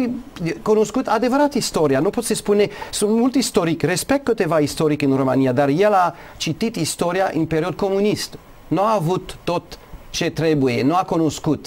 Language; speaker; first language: Romanian; non-native, learner; English